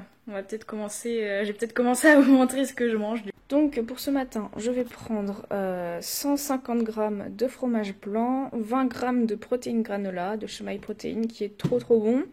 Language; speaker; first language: French; native; French